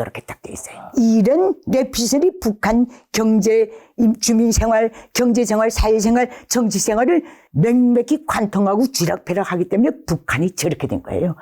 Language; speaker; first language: Korean; native; Korean